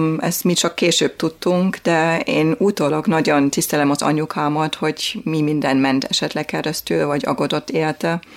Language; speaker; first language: Hungarian; non-native, fluent; German